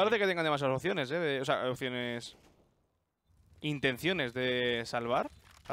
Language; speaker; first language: Spanish; native; Spanish